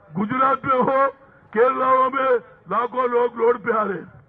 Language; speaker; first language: Hindi; non-native, local second language; Telugu